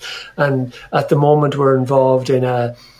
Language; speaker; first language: English; native; English